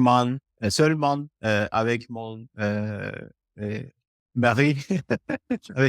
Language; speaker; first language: French; non-native, learner; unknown